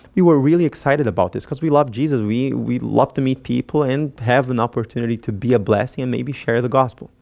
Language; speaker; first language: English; non-native, fluent; Portuguese